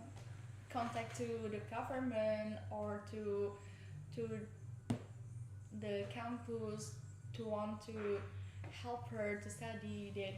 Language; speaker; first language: English; non-native, learner; Indonesian